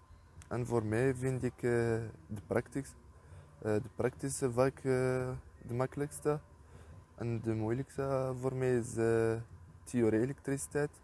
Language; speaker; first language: Dutch; non-native, learner; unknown